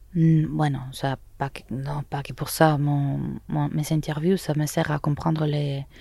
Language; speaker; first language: French; non-native, fluent; Spanish